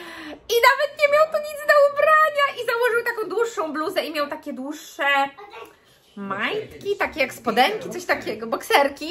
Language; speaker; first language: Polish; native; Polish